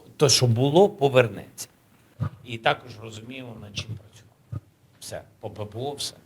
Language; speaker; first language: Ukrainian; native; Ukrainian